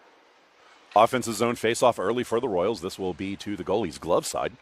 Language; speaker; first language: English; native; English